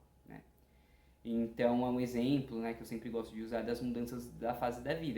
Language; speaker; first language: Portuguese; native; Portuguese